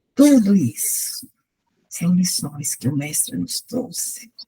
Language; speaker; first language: Portuguese; native; Portuguese